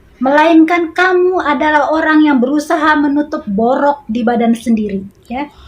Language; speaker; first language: Indonesian; native; Indonesian